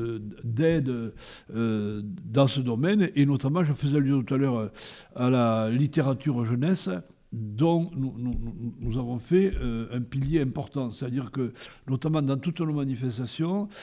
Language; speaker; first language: French; native; French